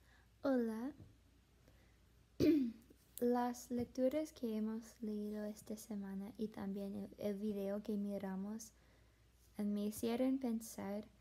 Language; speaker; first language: Spanish; non-native, fluent; English